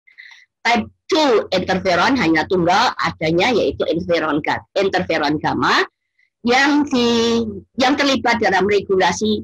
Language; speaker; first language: Indonesian; native; Indonesian